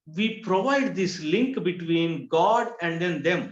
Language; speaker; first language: English; non-native, local second language; Telugu